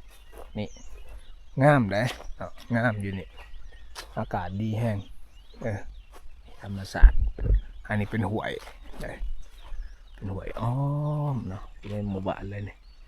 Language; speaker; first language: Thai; non-native, local second language; Lao